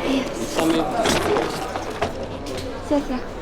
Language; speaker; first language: Chinese; non-native, learner; Vietnamese